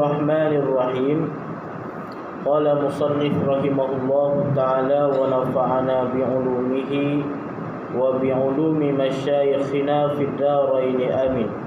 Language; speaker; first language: Malay; native; Malay